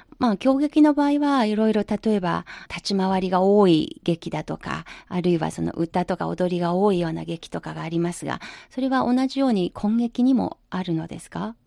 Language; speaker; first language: Japanese; non-native, fluent; Chinese